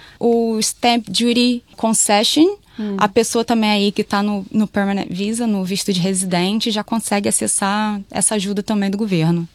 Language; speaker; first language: Portuguese; native; Portuguese